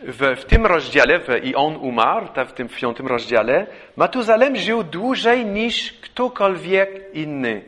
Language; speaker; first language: Polish; non-native, fluent; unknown